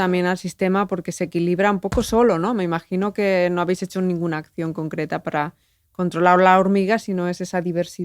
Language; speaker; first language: Spanish; native; Spanish